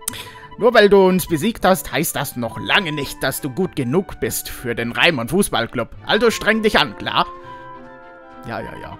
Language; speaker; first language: German; native; German